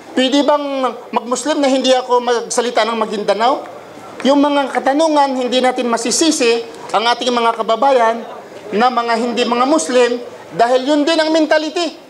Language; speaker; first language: Filipino; non-native, local second language; Cebuano